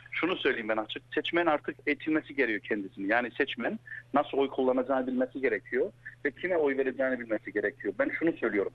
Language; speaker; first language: Turkish; early bilingual, heritage; Turkish